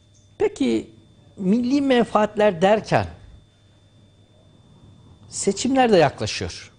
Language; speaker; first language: Turkish; native; Turkish